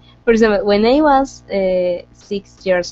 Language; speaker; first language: English; non-native, learner; Spanish